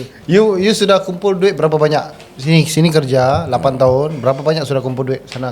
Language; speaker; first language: Malay; native; Malay